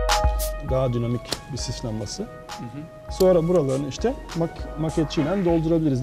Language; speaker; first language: Turkish; native; Turkish